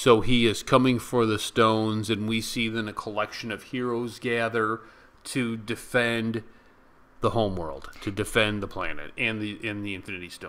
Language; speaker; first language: English; native; English